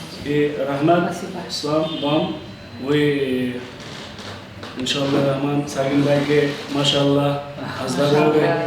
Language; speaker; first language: Russian; non-native, learner; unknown